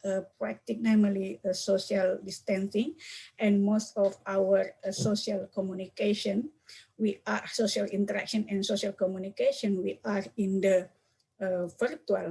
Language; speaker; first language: English; non-native, learner; Indonesian